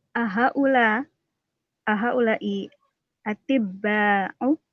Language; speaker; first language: Arabic; non-native, learner; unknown